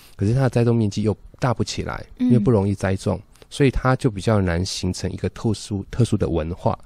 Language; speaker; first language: Chinese; native; Chinese